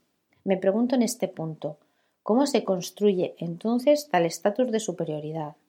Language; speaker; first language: Spanish; native; Spanish